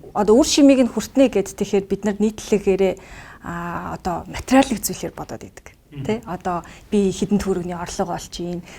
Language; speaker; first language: Mongolian; native; Mongolian